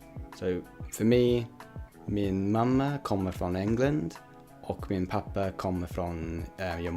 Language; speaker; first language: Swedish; non-native, learner; English